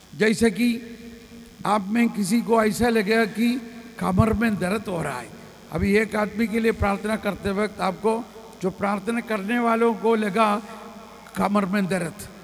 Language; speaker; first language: Hindi; non-native, local second language; Malayalam